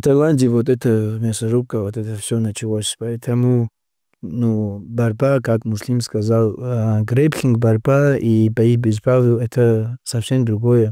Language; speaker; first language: Russian; non-native, local second language; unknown